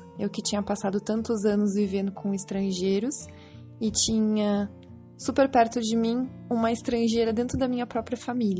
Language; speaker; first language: Portuguese; native; Portuguese